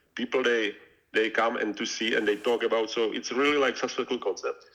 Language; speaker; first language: English; non-native, learner; Czech